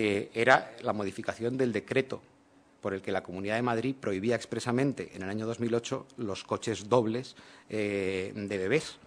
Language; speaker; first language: Spanish; native; Spanish